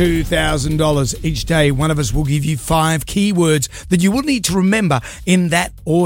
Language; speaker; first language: English; native; English